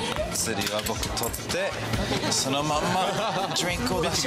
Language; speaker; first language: Japanese; early bilingual, heritage; English